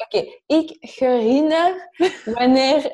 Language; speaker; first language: Dutch; non-native, learner; French